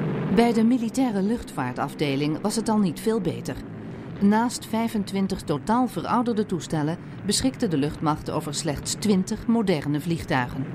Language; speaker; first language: Dutch; native; Dutch